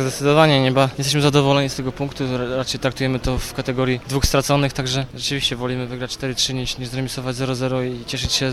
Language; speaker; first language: Polish; native; Polish